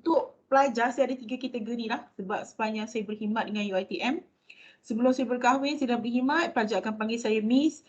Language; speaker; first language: Malay; native; Malay